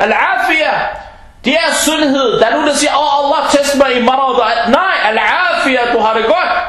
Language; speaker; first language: Danish; non-native, local second language; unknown